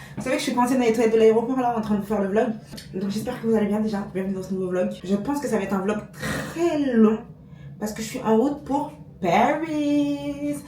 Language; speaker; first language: French; native; French